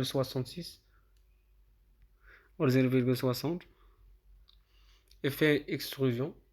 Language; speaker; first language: French; non-native, local second language; Arabic